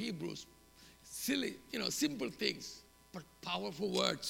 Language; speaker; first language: English; non-native, local second language; Malayalam